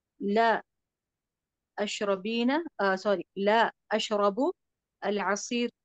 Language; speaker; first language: Arabic; non-native, learner; Urdu